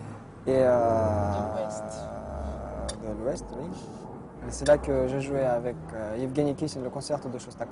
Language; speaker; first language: French; non-native, fluent; Russian